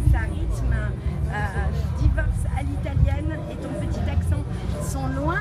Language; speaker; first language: French; native; French